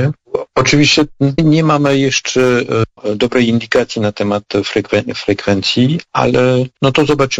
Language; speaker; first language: Polish; non-native, fluent; French